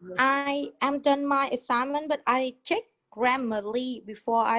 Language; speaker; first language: English; non-native, learner; Vietnamese